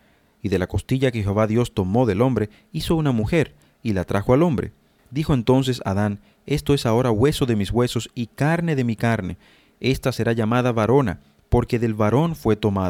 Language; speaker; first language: Spanish; native; Spanish